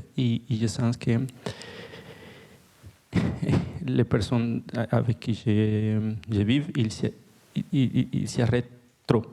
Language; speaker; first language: French; non-native, learner; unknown